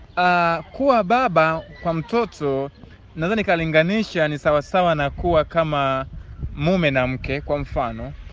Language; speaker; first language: Swahili; native; Swahili